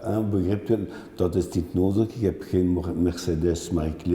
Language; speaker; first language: Dutch; non-native, local second language; French